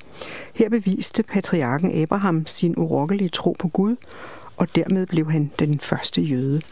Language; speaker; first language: Danish; native; Danish